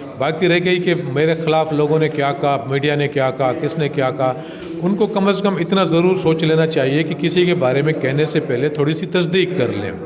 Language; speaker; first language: Urdu; native; Urdu